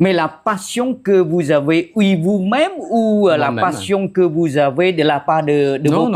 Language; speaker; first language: French; non-native, fluent; Khmer